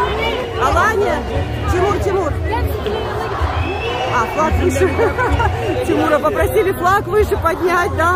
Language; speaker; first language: Russian; native; Russian